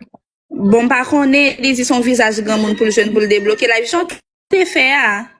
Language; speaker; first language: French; non-native, learner; Haitian Creole